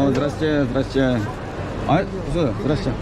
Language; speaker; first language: Russian; non-native, fluent; Korean